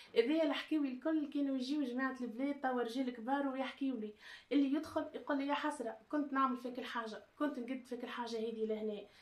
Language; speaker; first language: Arabic; non-native, local second language; Berber languages